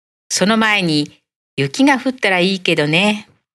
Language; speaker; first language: Japanese; native; Japanese